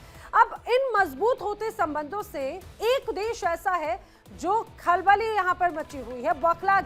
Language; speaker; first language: Hindi; native; Hindi